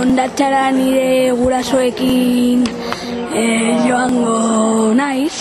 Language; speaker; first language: Basque; non-native, local second language; Spanish